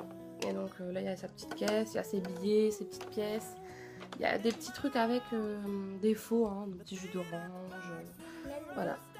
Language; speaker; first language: French; native; French